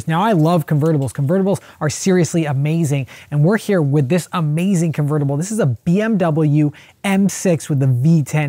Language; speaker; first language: English; native; English